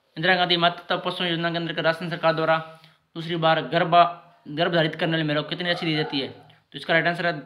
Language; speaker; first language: Hindi; native; Hindi